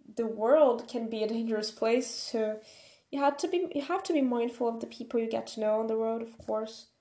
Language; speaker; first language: English; non-native, fluent; Portuguese